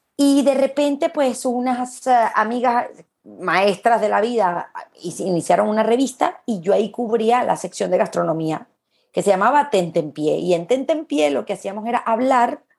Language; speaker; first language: Spanish; native; Spanish